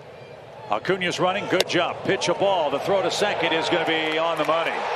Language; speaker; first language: English; native; English